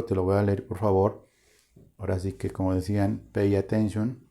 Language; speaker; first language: Spanish; native; Spanish